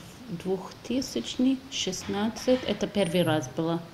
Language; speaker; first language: Russian; non-native, learner; Arabic